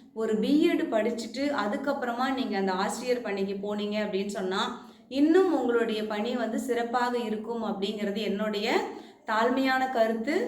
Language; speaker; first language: Tamil; native; Tamil